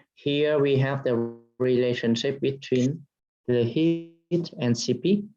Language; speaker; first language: English; non-native, fluent; Vietnamese